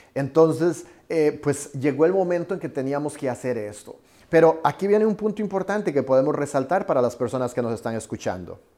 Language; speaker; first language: Spanish; native; Spanish